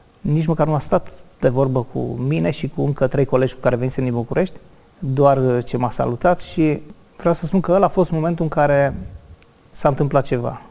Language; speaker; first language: Romanian; native; Romanian